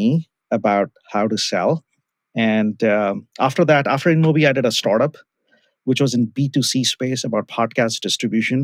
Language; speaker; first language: English; non-native, local second language; Hindi